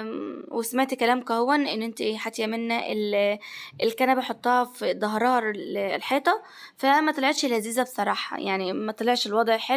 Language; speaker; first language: Arabic; native; Arabic